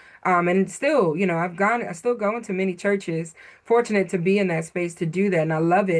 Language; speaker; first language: English; native; English